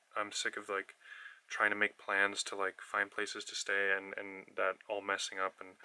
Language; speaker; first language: English; native; English